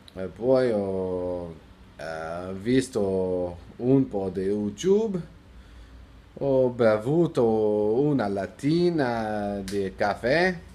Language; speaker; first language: Italian; non-native, learner; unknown